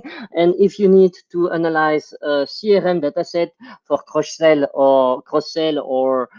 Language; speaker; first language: English; non-native, fluent; French